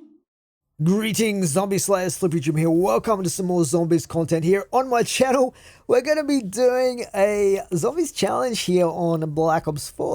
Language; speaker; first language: English; native; English